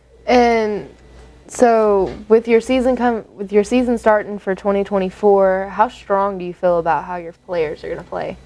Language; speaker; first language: English; native; English